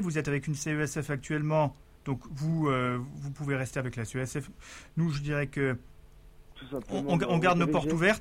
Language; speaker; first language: French; native; French